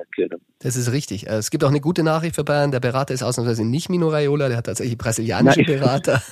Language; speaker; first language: German; native; German